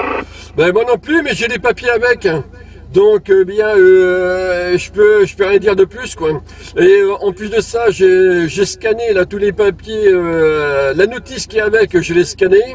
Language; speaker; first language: French; native; French